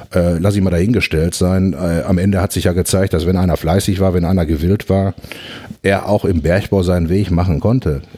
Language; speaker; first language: German; native; German